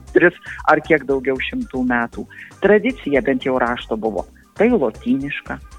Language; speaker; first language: Lithuanian; native; Lithuanian